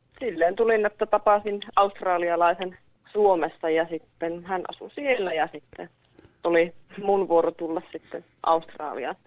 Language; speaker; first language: Finnish; native; Finnish